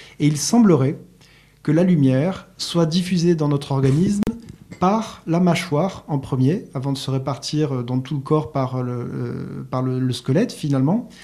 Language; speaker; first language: French; native; French